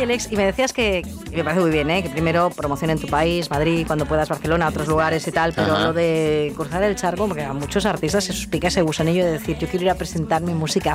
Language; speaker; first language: Spanish; native; Spanish